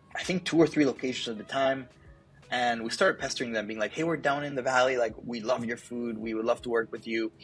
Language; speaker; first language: English; early bilingual, other home language; Spanish